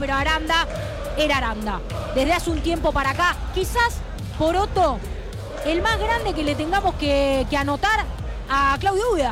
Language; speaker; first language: Spanish; native; Spanish